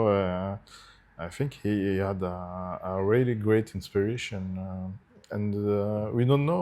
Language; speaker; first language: English; non-native, fluent; Italian